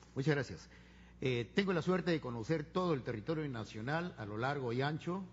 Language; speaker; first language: Spanish; native; Spanish